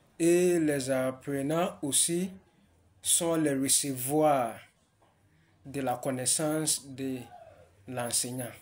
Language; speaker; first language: French; non-native, learner; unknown